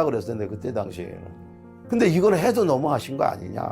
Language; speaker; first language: Korean; native; Korean